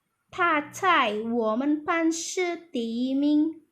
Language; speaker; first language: Chinese; non-native, fluent; Indonesian